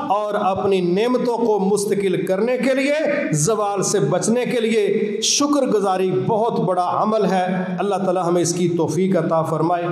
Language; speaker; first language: Urdu; non-native, local second language; Punjabi